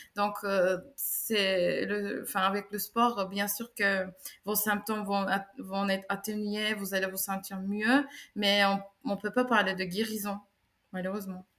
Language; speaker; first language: French; non-native, fluent; Turkish